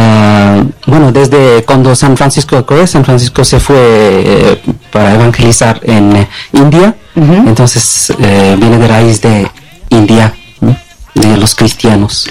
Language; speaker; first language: Spanish; non-native, learner; Bangla